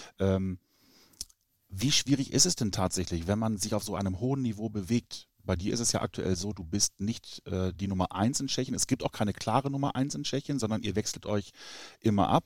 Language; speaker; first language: German; native; German